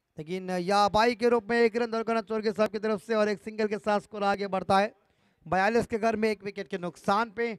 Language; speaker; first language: Hindi; non-native, local second language; Marathi